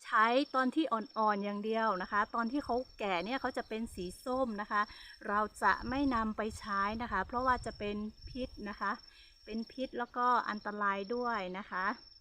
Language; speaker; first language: Thai; non-native, local second language; Hmong